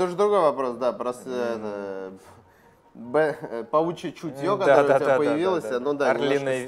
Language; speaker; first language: Russian; native; Russian